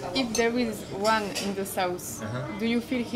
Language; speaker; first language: English; non-native, learner; French